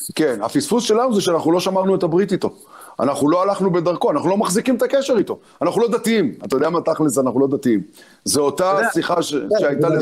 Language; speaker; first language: Hebrew; early bilingual, other home language; Arabic